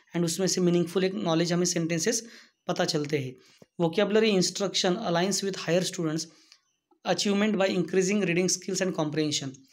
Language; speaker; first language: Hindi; non-native, local second language; Marathi